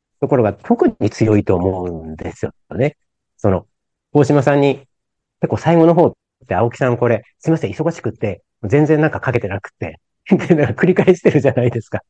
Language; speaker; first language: Japanese; native; Japanese